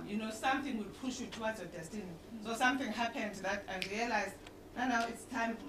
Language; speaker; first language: English; non-native, local second language; Xhosa